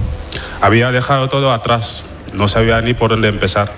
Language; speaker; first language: Spanish; non-native, fluent; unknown